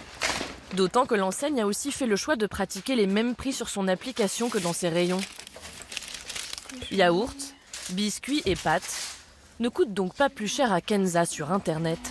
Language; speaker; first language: French; native; French